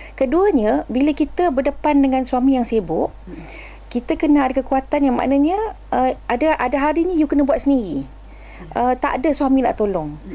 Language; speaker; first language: Malay; native; Malay